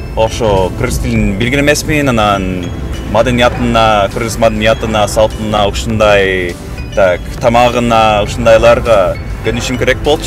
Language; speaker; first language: Kyrgyz; non-native, fluent; English